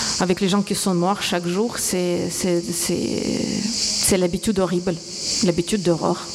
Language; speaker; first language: French; non-native, fluent; Ukrainian